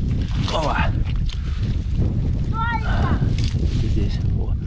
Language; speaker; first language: Russian; native; Russian